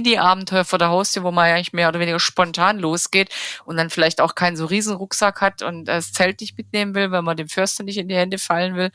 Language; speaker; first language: German; native; German